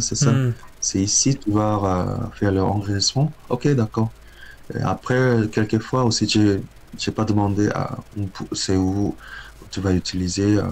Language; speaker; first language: French; non-native, learner; Korean